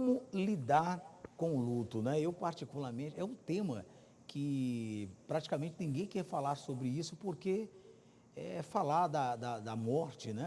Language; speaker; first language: Portuguese; native; Portuguese